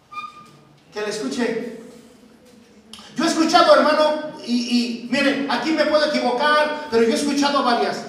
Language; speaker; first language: Spanish; native; Spanish